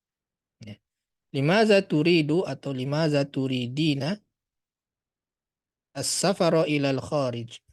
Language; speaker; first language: Arabic; non-native, fluent; Indonesian